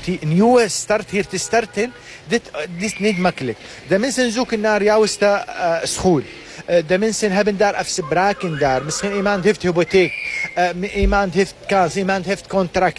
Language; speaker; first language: Dutch; non-native, learner; Arabic